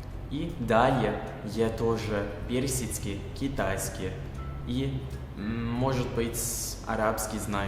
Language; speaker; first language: Russian; non-native, fluent; English